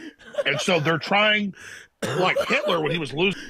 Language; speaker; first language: English; native; English